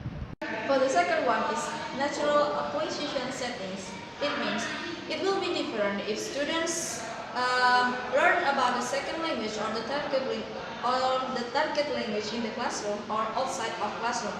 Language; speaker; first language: English; non-native, learner; Indonesian